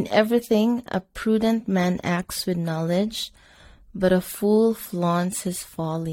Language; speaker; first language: English; non-native, local second language; Cebuano